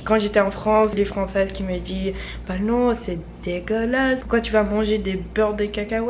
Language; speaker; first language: French; non-native, fluent; English